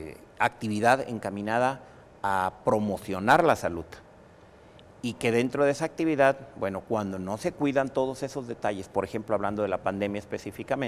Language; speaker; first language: Spanish; native; Spanish